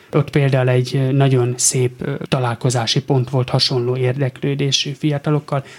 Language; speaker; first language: Hungarian; native; Hungarian